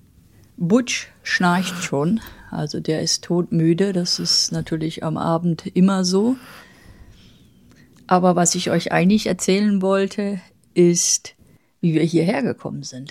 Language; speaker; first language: German; native; German